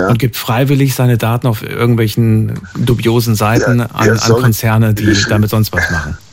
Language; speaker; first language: German; native; German